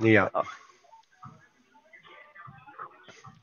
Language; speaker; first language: German; native; German